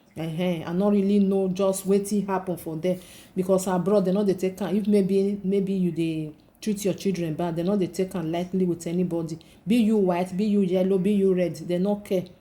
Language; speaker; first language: Nigerian Pidgin; native; Nigerian Pidgin